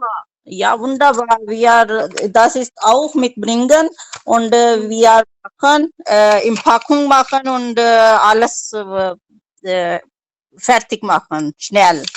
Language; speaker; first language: German; non-native, learner; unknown